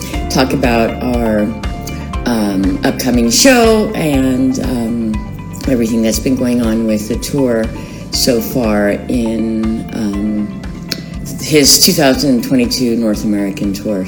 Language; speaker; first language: English; early bilingual, other home language; Greek